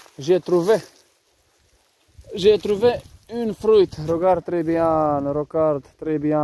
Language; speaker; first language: French; non-native, learner; Romanian